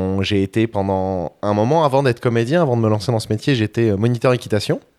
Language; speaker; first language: French; native; French